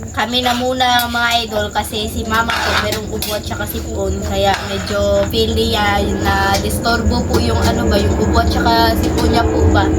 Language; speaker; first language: Filipino; non-native, local second language; Cebuano